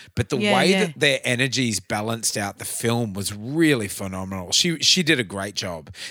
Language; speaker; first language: English; native; English